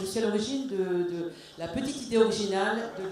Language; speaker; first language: French; native; French